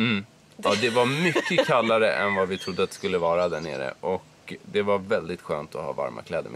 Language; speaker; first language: Swedish; native; Swedish